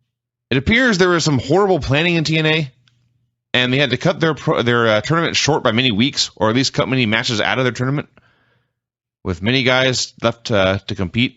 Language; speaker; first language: English; native; English